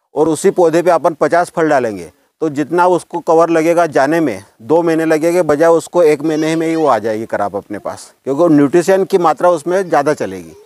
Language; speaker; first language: Hindi; native; Hindi